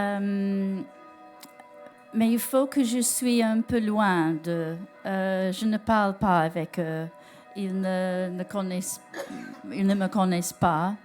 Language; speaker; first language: French; non-native, learner; English